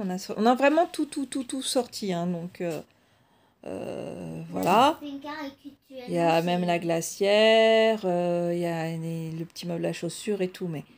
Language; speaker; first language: French; native; French